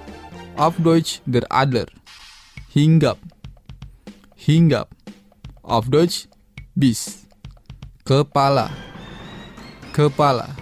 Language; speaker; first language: German; non-native, fluent; Indonesian